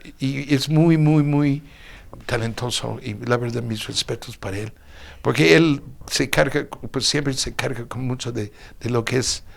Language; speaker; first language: Spanish; non-native, fluent; English